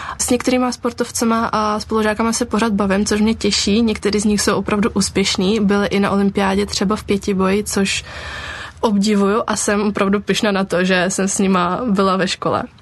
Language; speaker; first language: Czech; early bilingual, other home language; Ukrainian